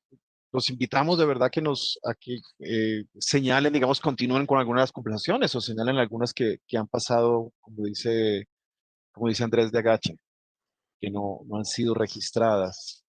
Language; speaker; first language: Spanish; native; Spanish